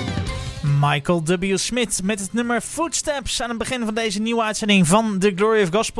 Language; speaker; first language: Dutch; native; Dutch